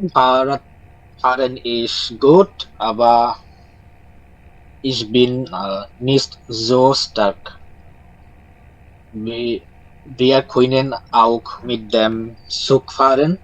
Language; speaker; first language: German; non-native, learner; Bangla